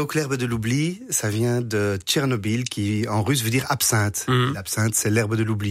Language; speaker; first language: French; native; French